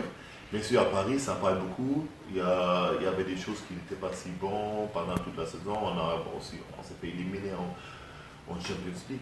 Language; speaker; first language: French; non-native, fluent; German